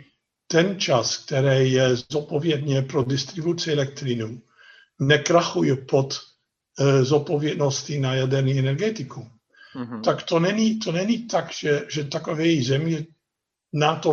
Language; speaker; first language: Czech; non-native, fluent; Dutch